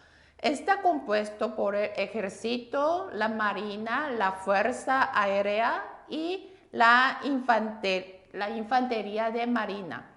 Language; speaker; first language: Spanish; non-native, fluent; Korean